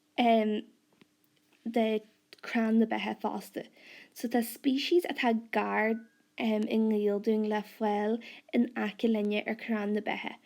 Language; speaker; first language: Irish; non-native, local second language; English